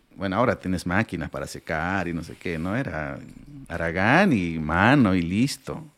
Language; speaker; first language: Spanish; non-native, local second language; Aymara